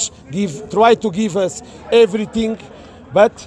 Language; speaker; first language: English; non-native, learner; Portuguese